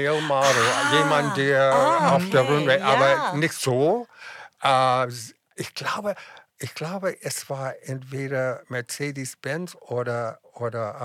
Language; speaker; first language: German; non-native, fluent; English